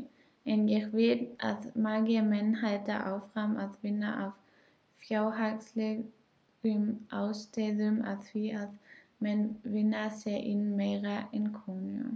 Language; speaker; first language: Icelandic; non-native, learner; German